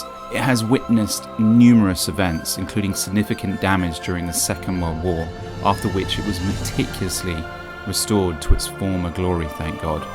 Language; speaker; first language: English; native; English